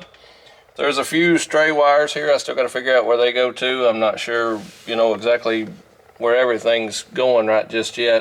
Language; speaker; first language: English; native; English